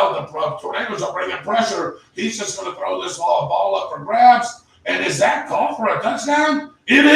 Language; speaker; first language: English; native; English